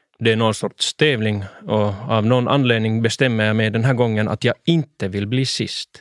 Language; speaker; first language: Swedish; native; Swedish